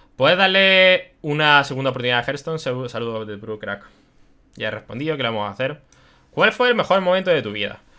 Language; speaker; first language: Spanish; early bilingual, other home language; German